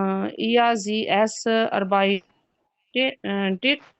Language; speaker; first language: German; non-native, learner; Urdu